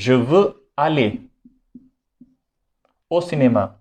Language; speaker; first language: French; non-native, fluent; Hindi